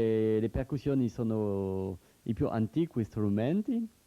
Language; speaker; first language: Italian; non-native, learner; French